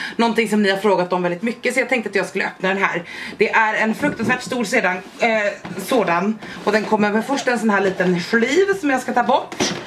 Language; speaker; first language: Swedish; native; Swedish